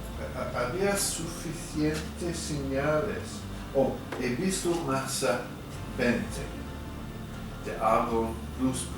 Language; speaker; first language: Spanish; non-native, fluent; English